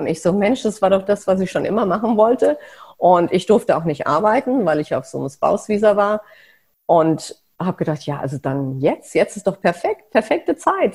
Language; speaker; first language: German; native; German